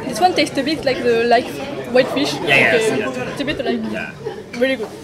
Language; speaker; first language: English; non-native, learner; French